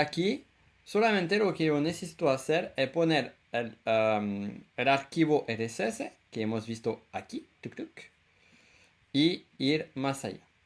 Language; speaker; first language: Spanish; non-native, fluent; French